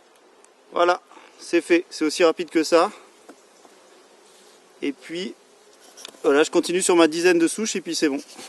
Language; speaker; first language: French; native; French